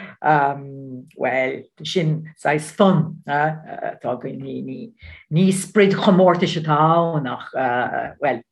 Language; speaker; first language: Irish; non-native, learner; Dutch